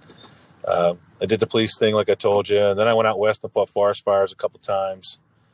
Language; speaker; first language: English; native; English